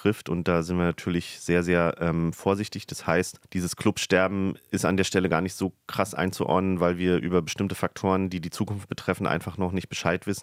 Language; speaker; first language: German; native; German